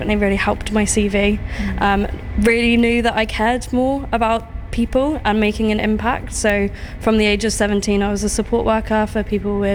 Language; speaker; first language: English; native; English